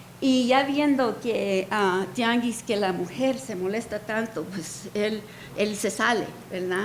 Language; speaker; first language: Spanish; early bilingual, heritage; Spanish